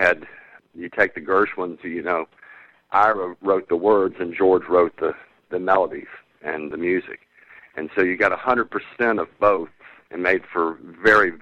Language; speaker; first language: English; native; English